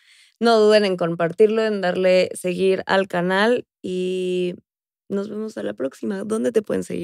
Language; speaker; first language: Spanish; native; Spanish